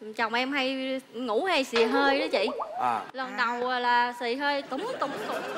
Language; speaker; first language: Vietnamese; native; Vietnamese